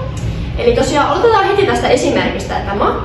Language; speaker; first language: Finnish; native; Finnish